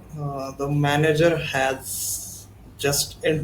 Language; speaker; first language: English; non-native, learner; Hindi